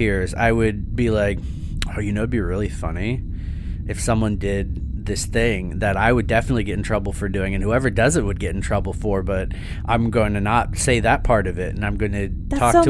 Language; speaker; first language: English; native; English